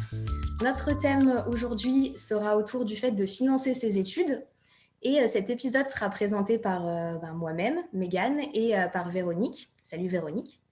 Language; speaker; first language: French; native; French